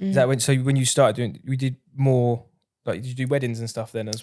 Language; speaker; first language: English; native; English